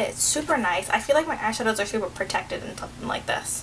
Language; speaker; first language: English; native; English